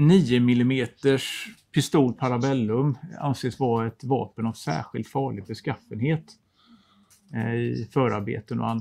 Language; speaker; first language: Swedish; native; Swedish